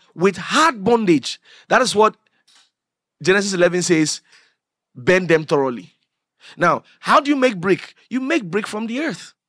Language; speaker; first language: English; non-native, local second language; Akan